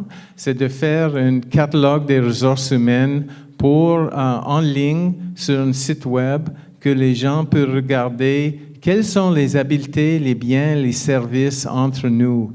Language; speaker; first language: French; non-native, fluent; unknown